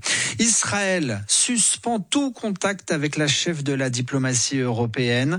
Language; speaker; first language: French; native; French